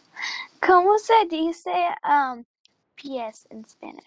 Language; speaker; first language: Spanish; non-native, learner; English